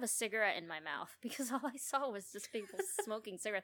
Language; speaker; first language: English; non-native, local second language; Filipino